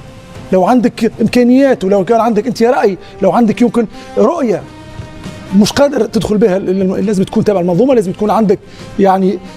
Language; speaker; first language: Arabic; native; Arabic